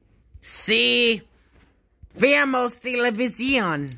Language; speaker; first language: Spanish; non-native, learner; English